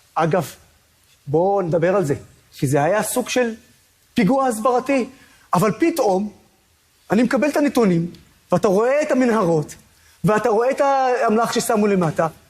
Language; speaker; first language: Hebrew; non-native, local second language; Arabic